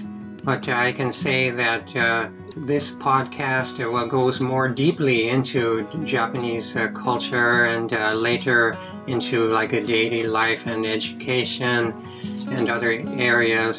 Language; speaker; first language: English; native; English